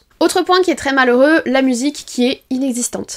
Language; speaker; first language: French; native; French